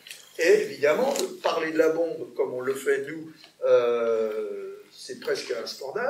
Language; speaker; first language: French; native; French